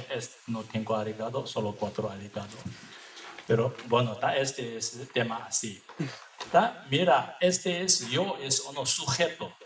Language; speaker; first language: Spanish; non-native, learner; Tibetan